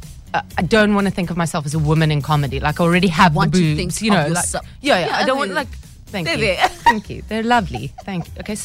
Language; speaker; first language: English; native; English